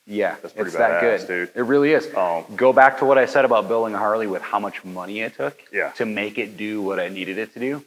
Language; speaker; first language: English; native; English